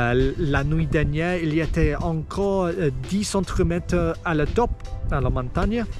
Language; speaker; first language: French; non-native, learner; English